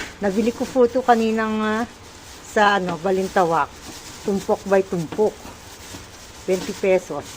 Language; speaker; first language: Filipino; non-native, local second language; Pampanga